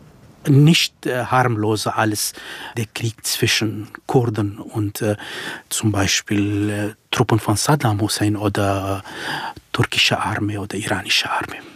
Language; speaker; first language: German; non-native, fluent; Central Kurdish